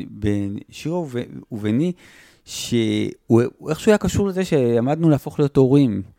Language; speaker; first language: Hebrew; native; Hebrew